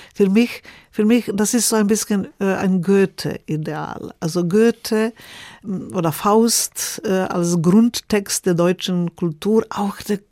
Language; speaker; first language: German; non-native, fluent; Croatian